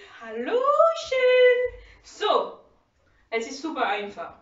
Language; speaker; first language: German; non-native, learner; French